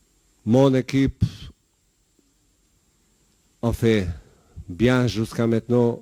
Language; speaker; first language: French; non-native, learner; Bosnian